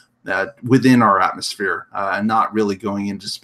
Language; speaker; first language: English; native; English